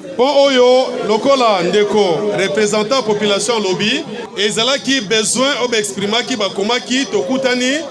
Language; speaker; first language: Lingala; native; Lingala